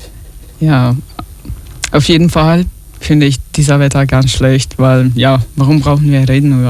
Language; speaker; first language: German; early bilingual, other home language; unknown